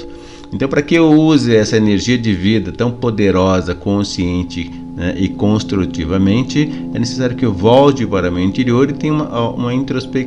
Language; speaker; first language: Portuguese; native; Portuguese